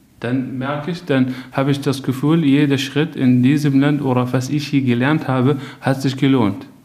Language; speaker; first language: German; non-native, fluent; Arabic